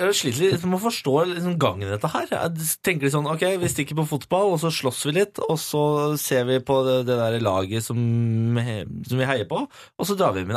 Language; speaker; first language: Norwegian; native; Norwegian